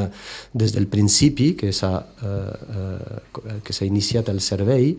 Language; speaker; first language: Catalan; non-native, fluent; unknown